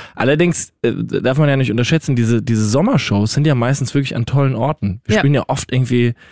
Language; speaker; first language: German; native; German